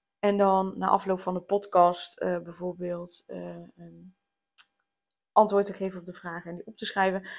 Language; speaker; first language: Dutch; native; Dutch